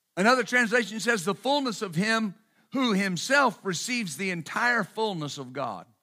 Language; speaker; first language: English; native; English